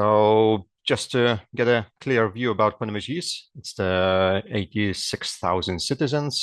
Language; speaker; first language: English; non-native, fluent; Lithuanian